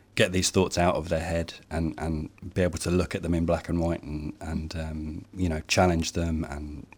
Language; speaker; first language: English; native; English